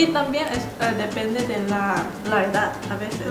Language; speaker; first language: Spanish; non-native, fluent; Korean